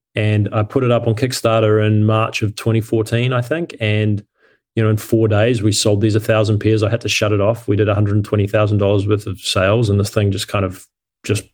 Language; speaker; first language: English; native; English